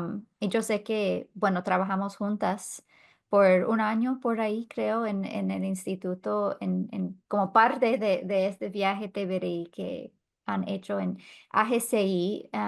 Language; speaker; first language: Spanish; non-native, fluent; English